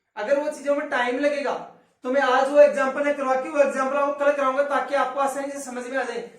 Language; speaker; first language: Hindi; native; Hindi